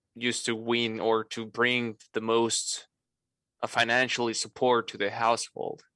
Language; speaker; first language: English; non-native, fluent; Spanish